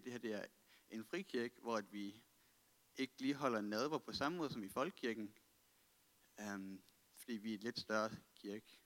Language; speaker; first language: Danish; native; Danish